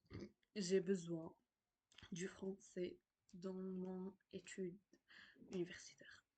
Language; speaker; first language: French; non-native, learner; Arabic